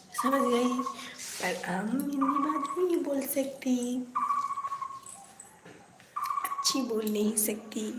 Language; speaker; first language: Hindi; non-native, local second language; Bangla